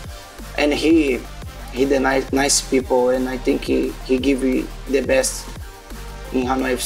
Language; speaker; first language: English; non-native, learner; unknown